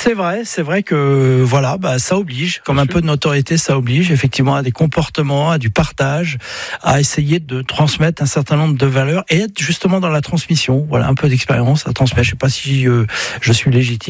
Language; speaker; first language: French; native; French